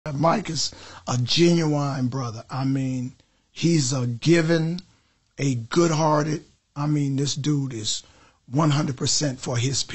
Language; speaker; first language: English; native; English